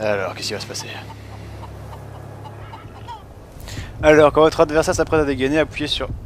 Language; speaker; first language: French; native; French